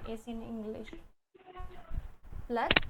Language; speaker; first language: English; non-native, fluent; Indonesian